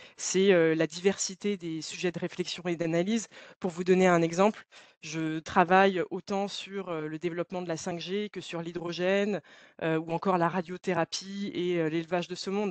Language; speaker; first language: French; native; French